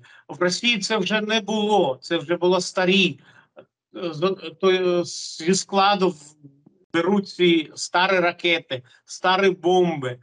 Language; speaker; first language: Ukrainian; non-native, local second language; Russian